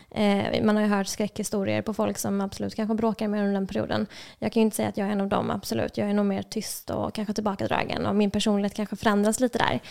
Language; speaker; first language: Swedish; native; Swedish